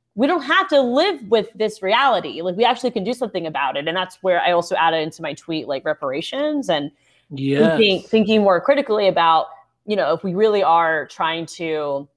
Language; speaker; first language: English; native; English